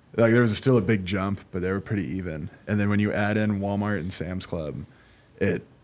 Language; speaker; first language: English; native; English